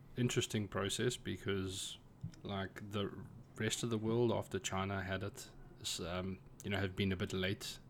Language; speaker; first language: English; native; English